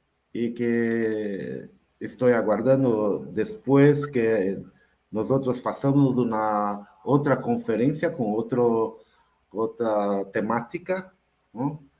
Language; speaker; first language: Spanish; non-native, learner; Portuguese